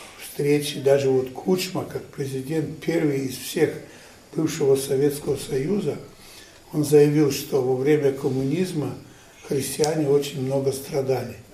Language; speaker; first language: Russian; non-native, fluent; Ukrainian